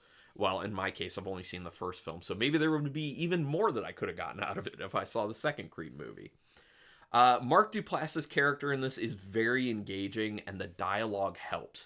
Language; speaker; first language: English; native; English